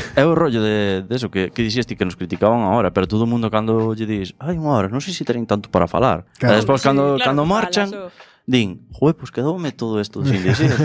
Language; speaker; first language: Galician; non-native, local second language; Spanish